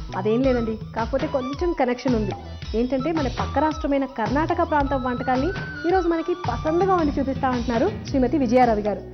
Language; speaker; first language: Telugu; native; Telugu